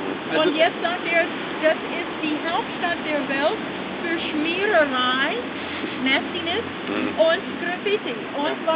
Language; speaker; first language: German; non-native, learner; English